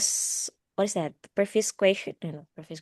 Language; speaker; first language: English; non-native, learner; Indonesian